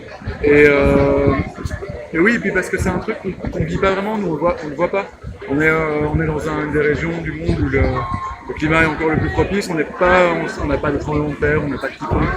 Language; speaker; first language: French; native; French